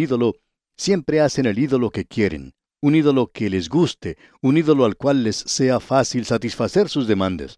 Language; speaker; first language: Spanish; native; Spanish